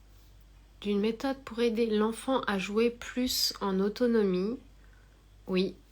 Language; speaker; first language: French; native; French